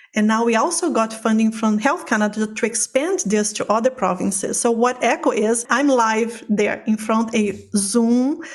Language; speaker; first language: English; non-native, fluent; Portuguese